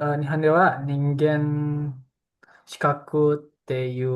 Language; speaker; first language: Japanese; non-native, learner; Indonesian